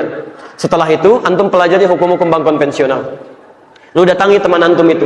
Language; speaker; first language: Indonesian; native; Indonesian